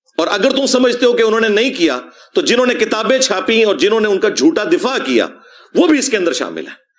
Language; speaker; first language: Urdu; non-native, local second language; Punjabi